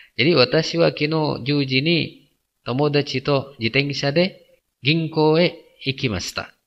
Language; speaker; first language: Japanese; non-native, fluent; Indonesian